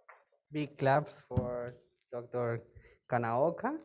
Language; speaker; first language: English; non-native, fluent; Spanish